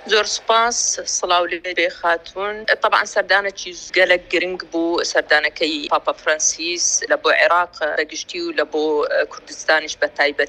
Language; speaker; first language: Central Kurdish; non-native, local second language; Kurdish